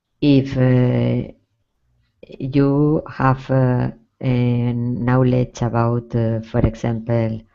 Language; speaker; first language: English; non-native, learner; Spanish